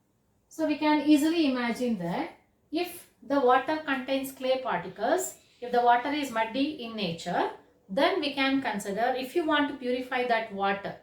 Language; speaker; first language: English; non-native, local second language; Kannada